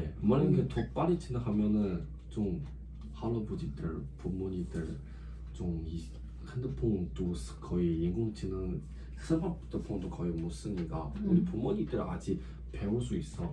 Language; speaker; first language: Korean; non-native, learner; Chinese